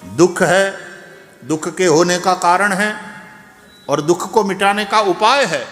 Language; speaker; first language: Hindi; non-native, local second language; Gujarati